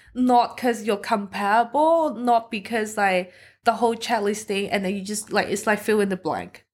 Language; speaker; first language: English; non-native, local second language; Cantonese